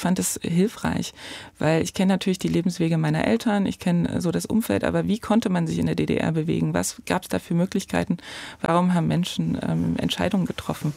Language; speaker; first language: German; native; German